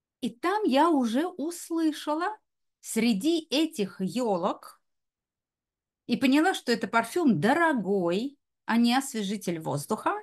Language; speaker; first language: Russian; native; Russian